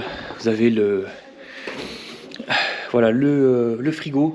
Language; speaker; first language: French; native; French